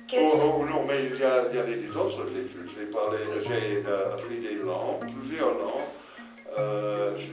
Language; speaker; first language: French; non-native, fluent; English